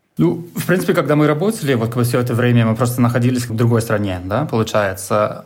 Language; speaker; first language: Russian; non-native, fluent; English